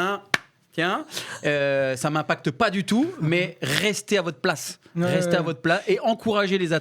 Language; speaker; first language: French; native; French